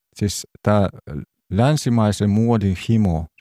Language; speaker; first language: Finnish; non-native, fluent; Russian